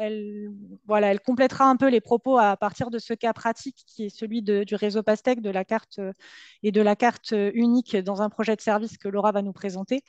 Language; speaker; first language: French; native; French